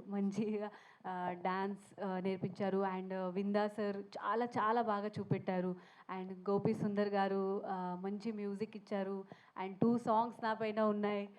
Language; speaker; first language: Telugu; non-native, learner; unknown